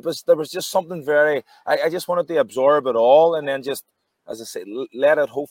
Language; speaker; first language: English; native; English